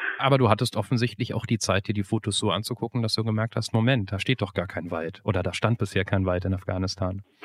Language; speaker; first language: German; native; German